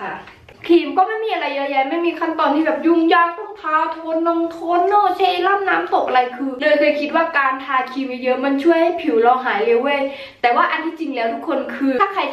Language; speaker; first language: Thai; native; Thai